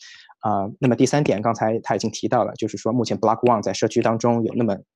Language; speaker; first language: Chinese; native; Chinese